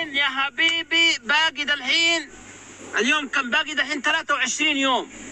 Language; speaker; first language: Arabic; native; Arabic